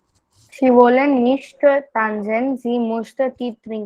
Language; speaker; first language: German; non-native, learner; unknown